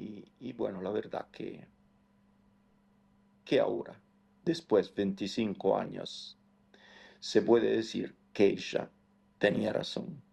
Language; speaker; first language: Spanish; non-native, fluent; Italian